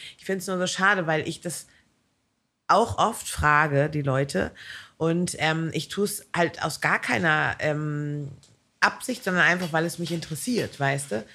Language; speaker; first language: German; native; German